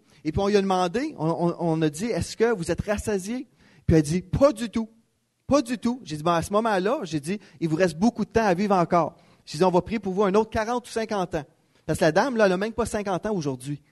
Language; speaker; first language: French; native; French